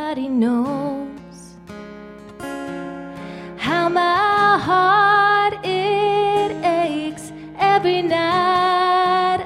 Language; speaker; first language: English; native; English